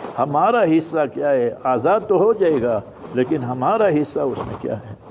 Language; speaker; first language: Urdu; early bilingual, heritage; English